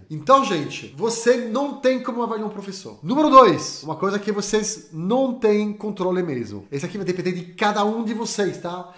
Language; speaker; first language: Portuguese; non-native, fluent; French